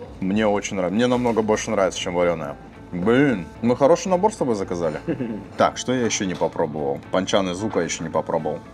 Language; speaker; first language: Russian; native; Russian